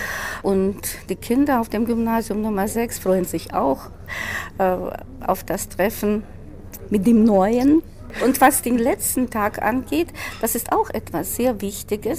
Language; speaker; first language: German; non-native, fluent; Russian